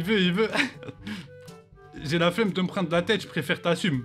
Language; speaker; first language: French; native; French